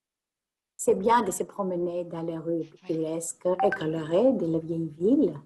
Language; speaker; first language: French; non-native, fluent; Greek